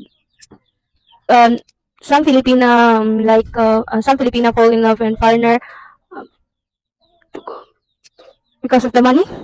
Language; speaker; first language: English; non-native, learner; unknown